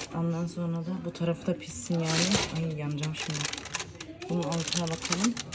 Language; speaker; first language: Turkish; early bilingual, heritage; Turkish